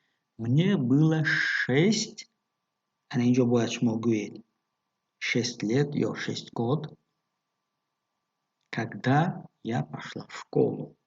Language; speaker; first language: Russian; non-native, local second language; Tajik